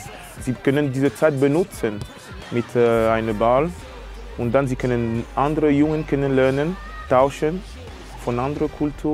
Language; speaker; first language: German; non-native, fluent; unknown